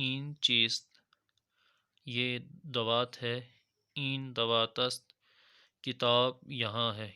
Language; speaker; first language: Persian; non-native, fluent; Urdu